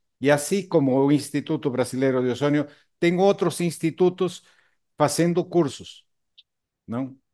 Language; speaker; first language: Portuguese; non-native, fluent; Spanish